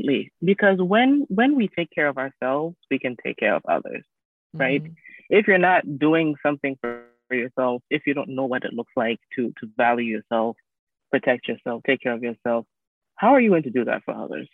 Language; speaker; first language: English; non-native, local second language; Akan